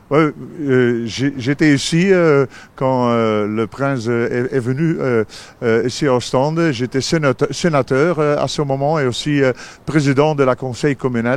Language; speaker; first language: French; non-native, local second language; Dutch